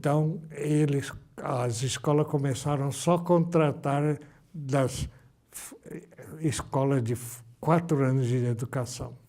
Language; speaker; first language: Portuguese; early bilingual, other home language; Japanese